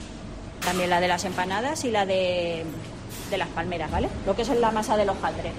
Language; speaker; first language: Spanish; native; Spanish